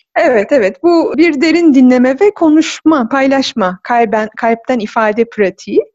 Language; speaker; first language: Turkish; native; Turkish